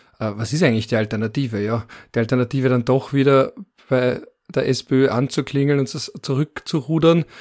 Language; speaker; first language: German; native; German